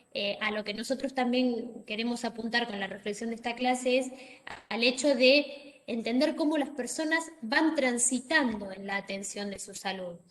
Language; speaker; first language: Spanish; native; Spanish